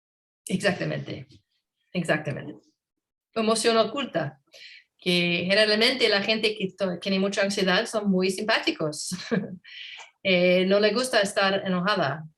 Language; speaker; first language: Spanish; non-native, learner; English